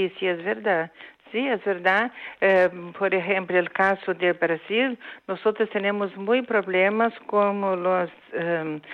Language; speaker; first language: Spanish; non-native, fluent; Portuguese